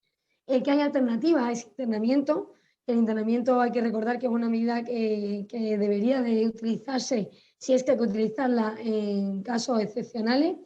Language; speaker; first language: Spanish; native; Spanish